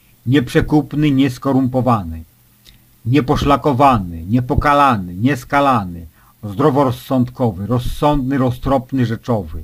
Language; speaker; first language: Polish; native; Polish